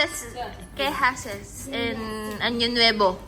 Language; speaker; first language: Spanish; non-native, learner; Filipino